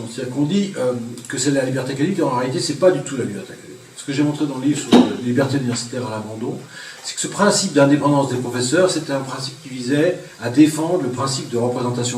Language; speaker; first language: French; native; French